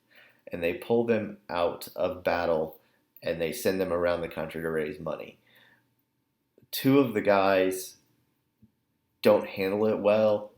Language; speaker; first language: English; native; English